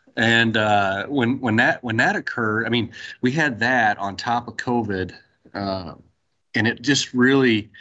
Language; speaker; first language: English; native; English